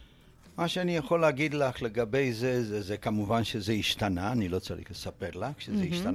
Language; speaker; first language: Hebrew; non-native, fluent; Romanian